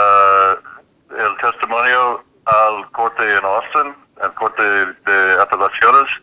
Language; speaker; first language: Spanish; non-native, fluent; English